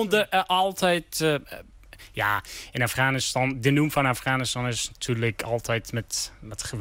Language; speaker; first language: Dutch; non-native, learner; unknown